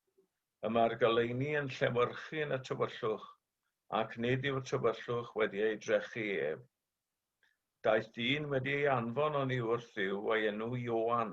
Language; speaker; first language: Welsh; native; Welsh